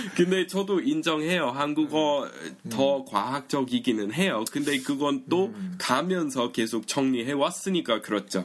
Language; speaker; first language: Korean; non-native, fluent; English